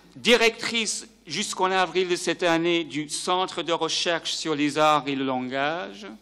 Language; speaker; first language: French; native; French